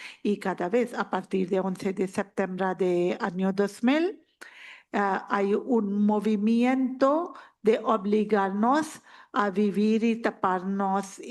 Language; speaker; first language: Spanish; non-native, learner; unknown